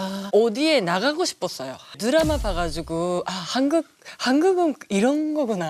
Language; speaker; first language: Korean; non-native, fluent; Japanese